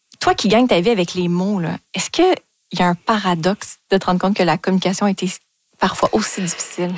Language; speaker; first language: French; native; French